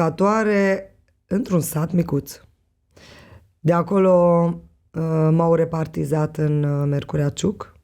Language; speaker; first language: Romanian; non-native, local second language; Hungarian